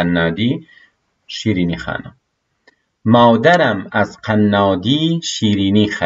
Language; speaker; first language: Persian; non-native, fluent; Central Kurdish